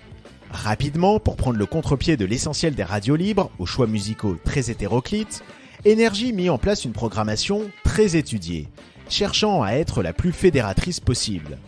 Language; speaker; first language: French; native; French